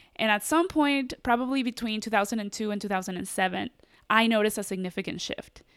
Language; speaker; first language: English; early bilingual, other home language; Spanish